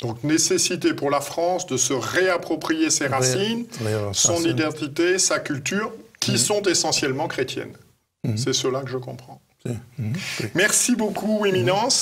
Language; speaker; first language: French; native; French